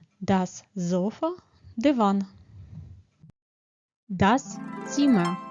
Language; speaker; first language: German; non-native, fluent; Ukrainian